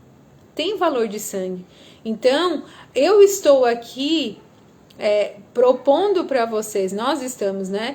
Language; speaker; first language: Portuguese; native; Portuguese